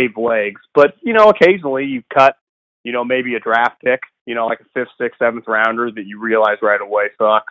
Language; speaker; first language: English; native; English